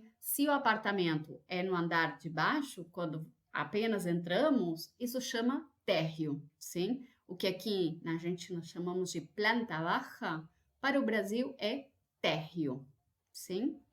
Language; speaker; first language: Portuguese; non-native, fluent; Spanish